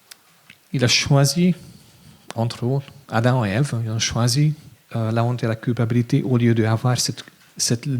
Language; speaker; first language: French; non-native, fluent; English